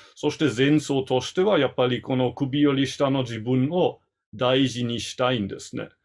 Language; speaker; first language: Japanese; non-native, fluent; German